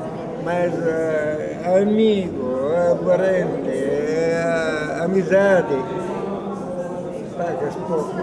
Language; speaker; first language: Portuguese; non-native, learner; Arabic